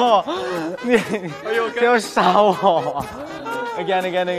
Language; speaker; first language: Chinese; non-native, learner; Thai